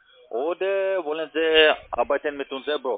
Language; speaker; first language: German; non-native, learner; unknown